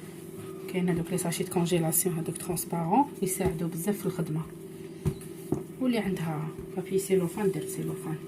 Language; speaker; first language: Arabic; native; Arabic